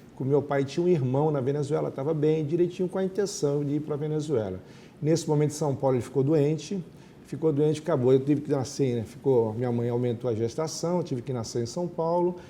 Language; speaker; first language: Portuguese; native; Portuguese